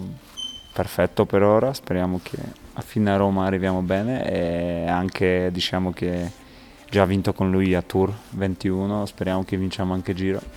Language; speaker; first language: Italian; non-native, fluent; Polish